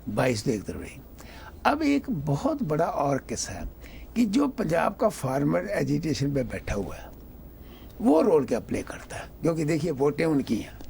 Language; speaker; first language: Urdu; non-native, local second language; Punjabi